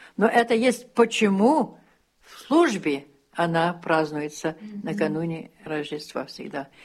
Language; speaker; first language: Russian; early bilingual, heritage; Russian